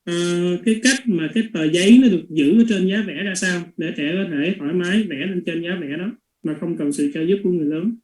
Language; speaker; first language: Vietnamese; native; Vietnamese